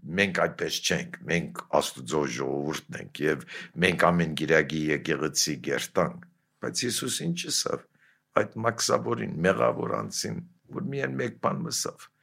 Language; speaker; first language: Armenian; native; Armenian